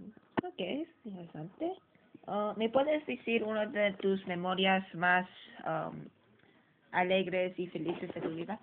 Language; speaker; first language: Spanish; early bilingual, heritage; English